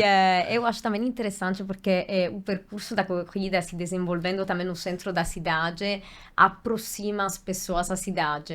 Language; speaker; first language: Portuguese; non-native, fluent; Italian